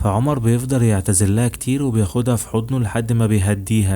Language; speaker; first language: Arabic; native; Arabic